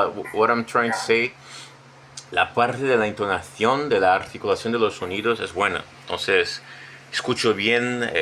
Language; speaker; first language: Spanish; non-native, fluent; Portuguese